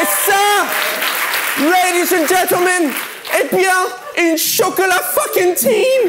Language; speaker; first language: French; non-native, fluent; English